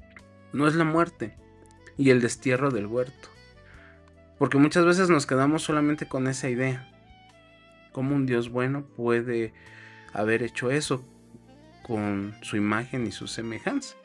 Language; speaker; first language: Spanish; native; Spanish